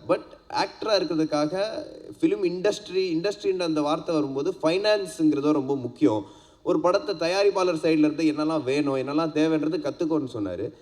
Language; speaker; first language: Tamil; native; Tamil